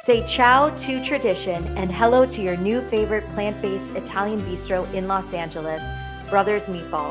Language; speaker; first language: English; native; English